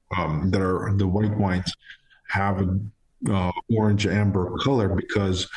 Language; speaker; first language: English; non-native, fluent; Georgian